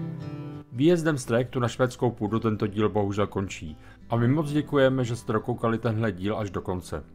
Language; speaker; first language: Czech; native; Czech